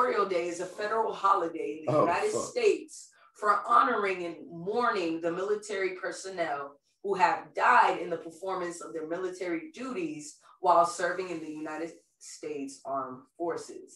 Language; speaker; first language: English; native; English